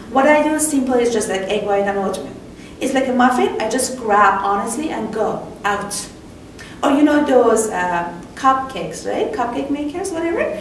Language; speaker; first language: English; non-native, fluent; Persian